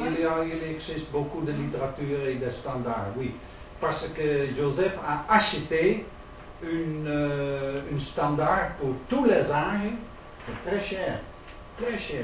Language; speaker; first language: French; non-native, learner; Dutch